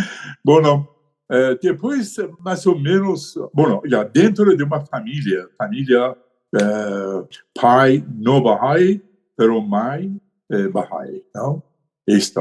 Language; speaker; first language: Portuguese; non-native, learner; Persian